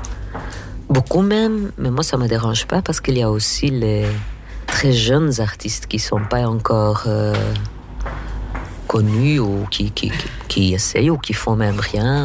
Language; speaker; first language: French; non-native, local second language; Dutch